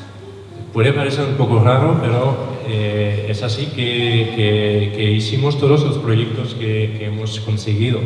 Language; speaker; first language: Spanish; non-native, learner; French